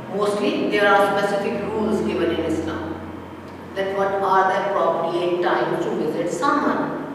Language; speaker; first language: English; non-native, local second language; Urdu